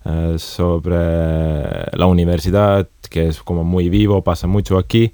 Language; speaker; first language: Spanish; non-native, fluent; Estonian